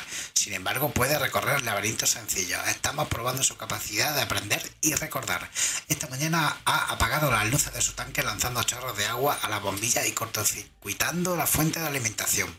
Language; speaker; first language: Spanish; native; Spanish